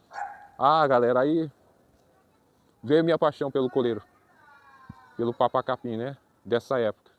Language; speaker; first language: Portuguese; native; Portuguese